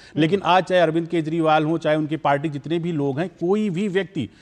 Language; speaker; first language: Hindi; native; Hindi